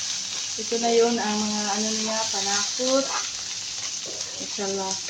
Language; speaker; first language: Filipino; non-native, local second language; Cebuano